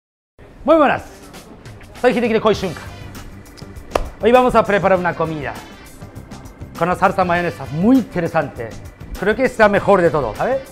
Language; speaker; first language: Spanish; non-native, learner; Japanese